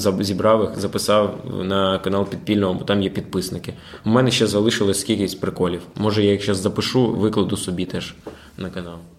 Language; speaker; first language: Ukrainian; non-native, local second language; Russian